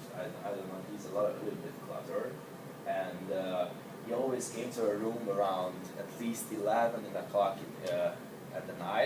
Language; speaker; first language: English; non-native, learner; Hungarian